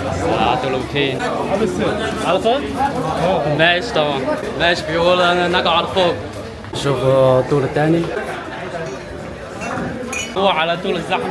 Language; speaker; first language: Arabic; non-native, learner; Chinese